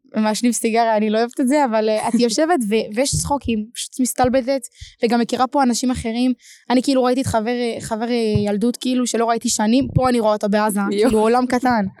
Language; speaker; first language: Hebrew; native; Hebrew